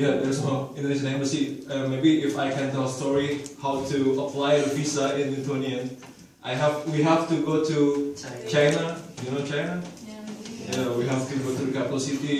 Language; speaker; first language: English; non-native, learner; Indonesian